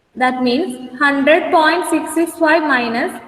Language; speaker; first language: English; non-native, local second language; Malayalam